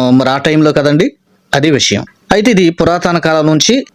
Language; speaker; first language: Telugu; native; Telugu